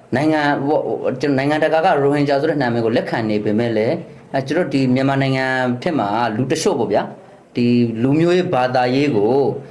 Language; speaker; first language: Burmese; native; Burmese